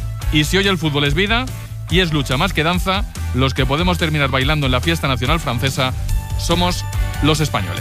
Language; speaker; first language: Spanish; native; Spanish